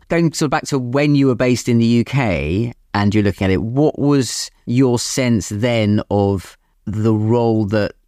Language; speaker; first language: English; native; English